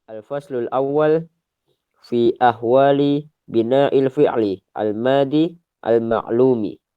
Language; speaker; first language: Arabic; non-native, learner; Indonesian